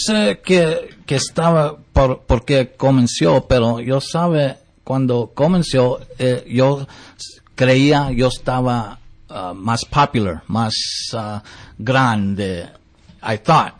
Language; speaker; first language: Spanish; early bilingual, heritage; English